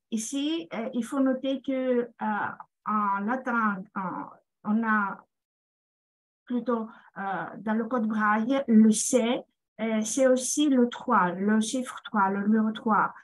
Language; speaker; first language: French; non-native, fluent; Greek